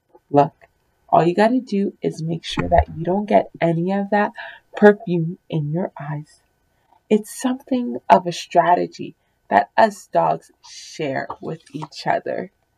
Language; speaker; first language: English; early bilingual, other home language; French